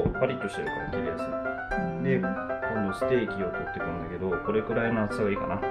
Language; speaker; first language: Japanese; native; Japanese